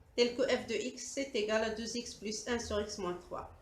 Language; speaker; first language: French; non-native, local second language; Arabic